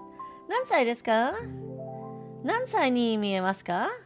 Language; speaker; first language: Japanese; non-native, learner; English